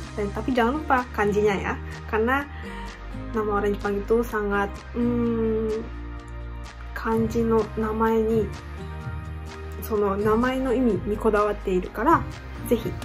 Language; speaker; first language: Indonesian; non-native, fluent; Japanese